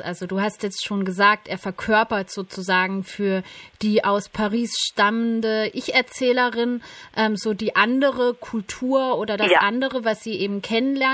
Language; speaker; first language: German; native; German